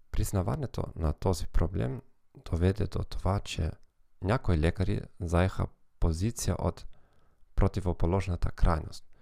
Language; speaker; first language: Bulgarian; non-native, fluent; German